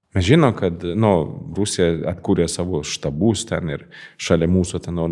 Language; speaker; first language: Lithuanian; non-native, fluent; Swedish